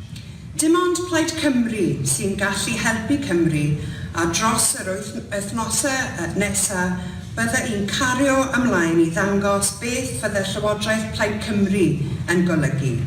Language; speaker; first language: Welsh; non-native, local second language; English